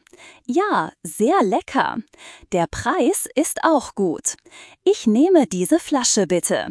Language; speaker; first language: German; non-native, fluent; Turkish